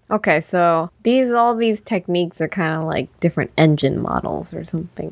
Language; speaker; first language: English; native; English